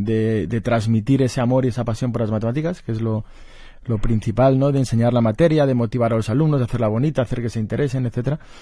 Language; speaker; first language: Spanish; native; Spanish